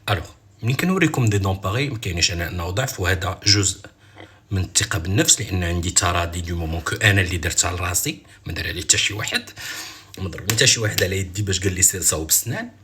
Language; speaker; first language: Arabic; native; Arabic